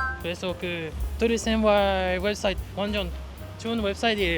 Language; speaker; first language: Korean; non-native, learner; French